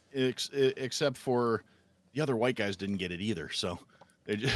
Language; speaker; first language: English; native; English